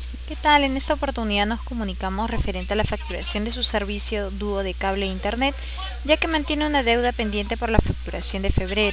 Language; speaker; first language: Spanish; native; Spanish